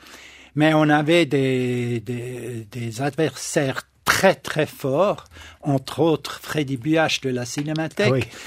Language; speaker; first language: French; non-native, local second language; German